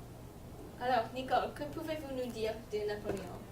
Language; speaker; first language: French; non-native, fluent; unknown